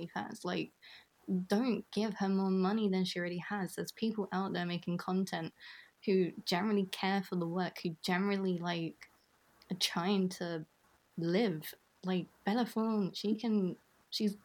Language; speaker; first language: English; native; English